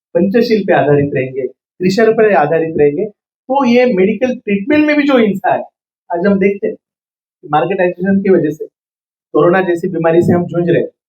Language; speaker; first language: Hindi; non-native, local second language; Marathi